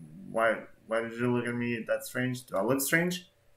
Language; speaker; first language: English; non-native, fluent; Albanian